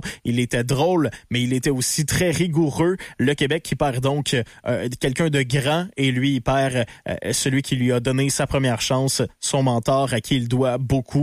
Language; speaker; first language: French; native; French